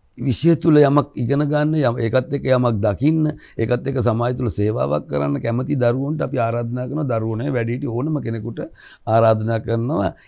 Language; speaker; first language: Sinhala; native; Sinhala